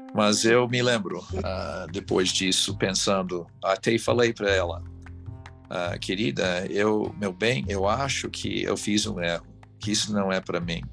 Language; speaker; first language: Portuguese; non-native, fluent; English